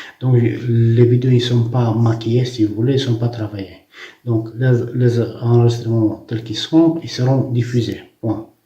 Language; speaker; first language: French; non-native, fluent; Romanian